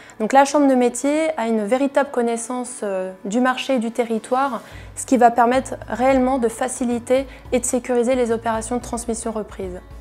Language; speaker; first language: French; native; French